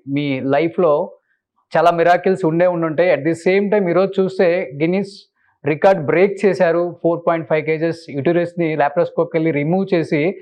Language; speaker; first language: Telugu; native; Telugu